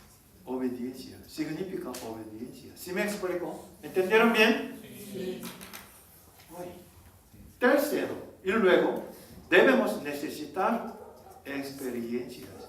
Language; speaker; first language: Spanish; non-native, learner; Korean